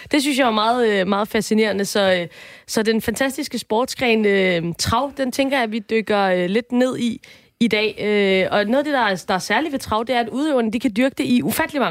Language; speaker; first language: Danish; native; Danish